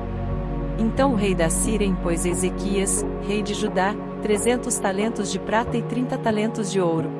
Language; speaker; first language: Portuguese; native; Portuguese